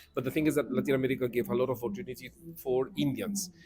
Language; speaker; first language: English; non-native, fluent; Spanish